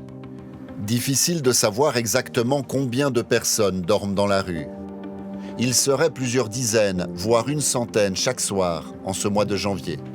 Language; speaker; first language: French; native; French